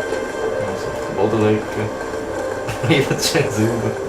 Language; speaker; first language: German; native; German